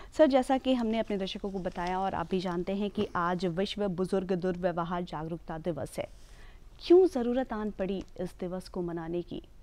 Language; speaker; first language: Hindi; native; Hindi